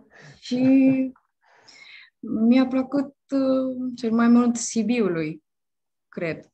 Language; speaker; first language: Romanian; non-native, fluent; Japanese